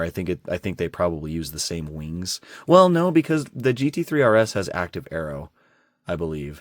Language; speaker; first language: English; native; English